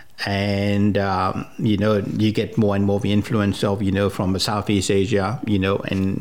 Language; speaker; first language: English; non-native, fluent; French